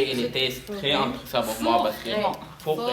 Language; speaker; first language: French; non-native, learner; Arabic